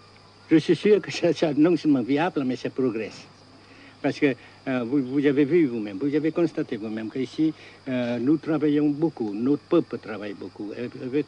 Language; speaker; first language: French; non-native, fluent; Vietnamese